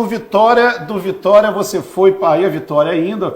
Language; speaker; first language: Portuguese; native; Portuguese